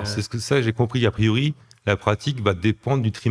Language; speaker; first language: French; native; French